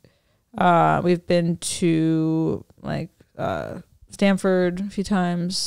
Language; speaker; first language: English; native; English